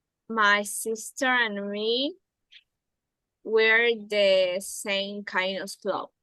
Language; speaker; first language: English; non-native, learner; Spanish